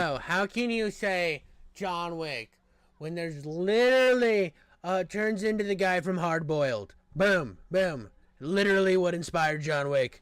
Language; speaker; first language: English; native; English